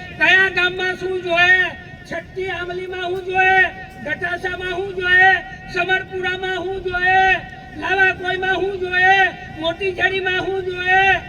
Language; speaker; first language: Gujarati; native; Gujarati